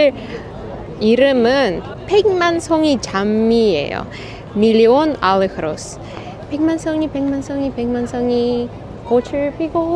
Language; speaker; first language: Korean; non-native, learner; Russian